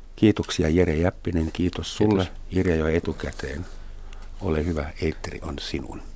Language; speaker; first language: Finnish; non-native, fluent; German